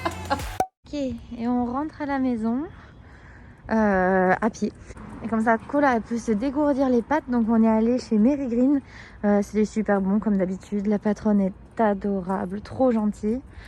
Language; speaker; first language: French; native; French